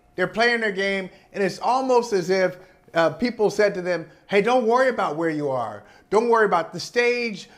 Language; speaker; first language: English; native; English